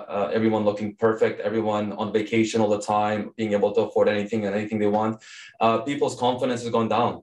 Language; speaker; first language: English; early bilingual, other home language; Serbian